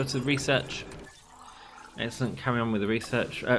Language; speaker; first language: English; native; English